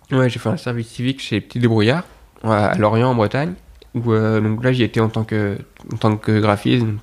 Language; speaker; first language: French; native; French